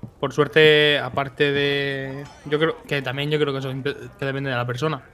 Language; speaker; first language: Spanish; native; Spanish